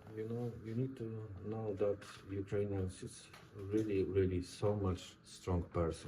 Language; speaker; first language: English; non-native, learner; Polish